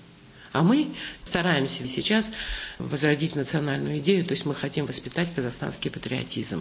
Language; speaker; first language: Russian; non-native, local second language; Kazakh